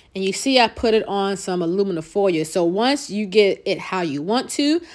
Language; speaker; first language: English; native; English